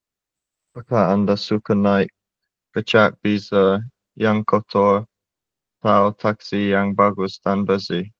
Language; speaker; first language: Indonesian; non-native, learner; English